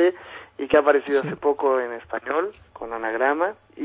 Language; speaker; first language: Spanish; native; Spanish